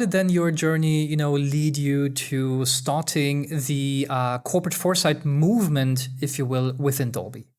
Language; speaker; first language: English; non-native, fluent; German